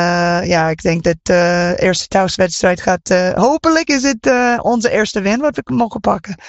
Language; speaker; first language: Dutch; non-native, fluent; English